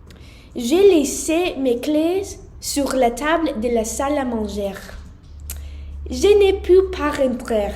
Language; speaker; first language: French; non-native, learner; English